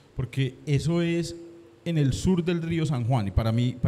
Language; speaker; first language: Spanish; native; Spanish